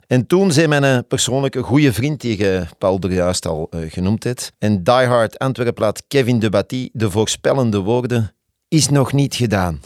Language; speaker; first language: Dutch; native; Dutch